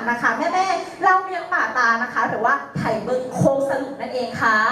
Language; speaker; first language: Thai; native; Thai